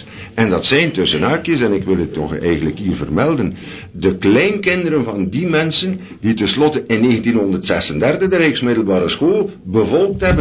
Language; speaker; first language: Dutch; native; Dutch